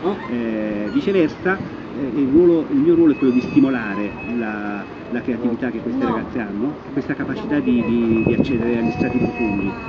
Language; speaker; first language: Italian; native; Italian